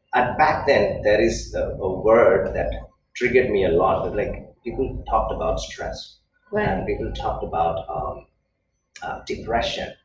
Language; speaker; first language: English; non-native, local second language; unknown